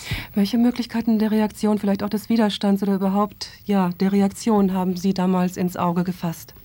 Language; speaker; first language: German; native; German